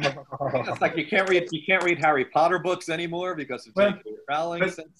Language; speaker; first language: English; native; English